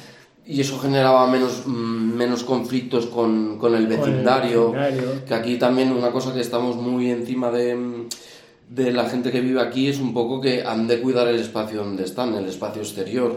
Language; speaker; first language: Spanish; native; Spanish